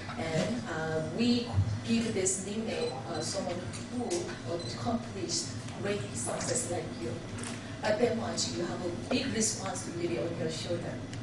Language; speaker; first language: English; non-native, fluent; Korean